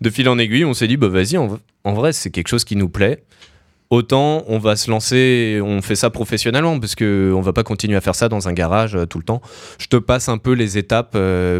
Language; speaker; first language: French; native; French